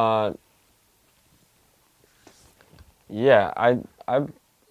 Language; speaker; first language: English; native; English